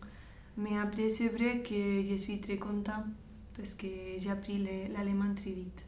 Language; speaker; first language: French; non-native, fluent; Spanish